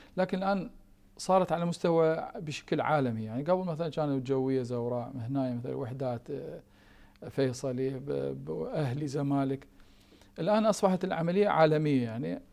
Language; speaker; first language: Arabic; native; Arabic